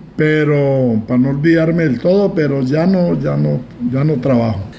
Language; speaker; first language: Spanish; native; Spanish